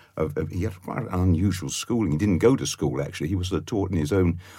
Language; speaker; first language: English; native; English